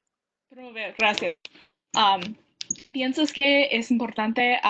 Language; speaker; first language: Spanish; non-native, learner; English